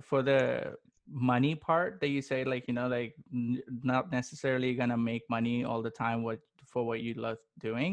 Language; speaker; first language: English; non-native, local second language; Urdu